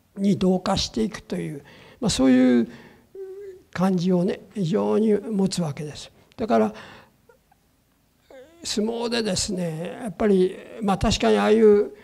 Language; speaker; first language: Japanese; native; Japanese